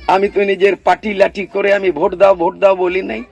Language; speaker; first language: Bangla; non-native, local second language; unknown